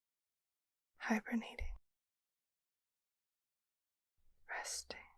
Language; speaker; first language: English; native; English